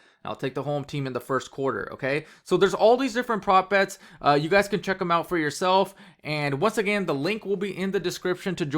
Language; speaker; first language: English; native; English